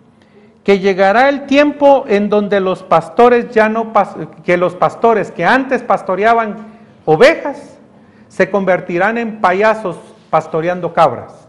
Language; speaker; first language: Spanish; native; Spanish